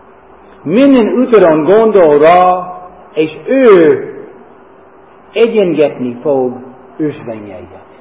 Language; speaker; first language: Hungarian; non-native, fluent; English